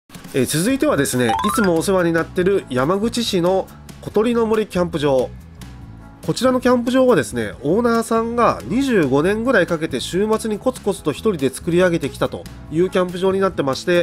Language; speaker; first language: Japanese; native; Japanese